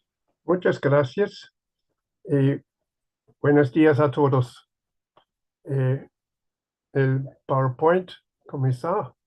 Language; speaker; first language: Spanish; non-native, learner; English